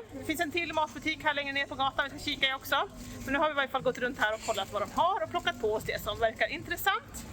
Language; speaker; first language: Swedish; native; Swedish